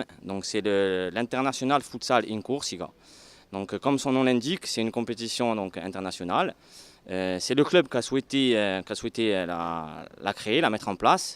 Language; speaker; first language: French; native; French